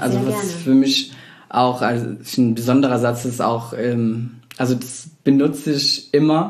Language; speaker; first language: German; non-native, fluent; Arabic